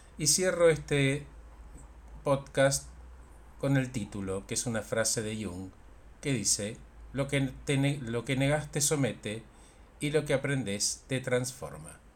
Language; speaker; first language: Spanish; native; Spanish